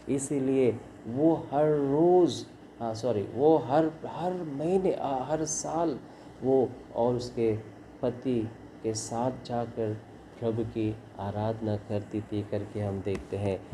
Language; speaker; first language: Hindi; non-native, local second language; Kannada